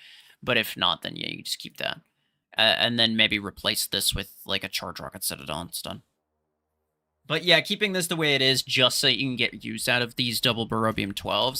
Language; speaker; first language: English; native; English